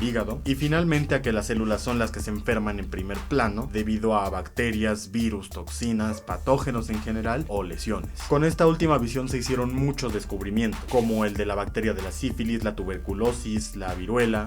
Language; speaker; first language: Spanish; native; Spanish